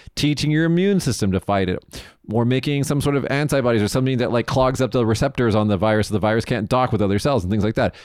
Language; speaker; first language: English; native; English